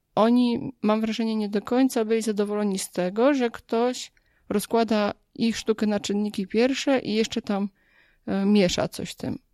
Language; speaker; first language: Polish; native; Polish